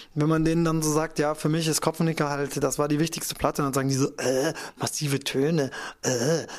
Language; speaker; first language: German; native; German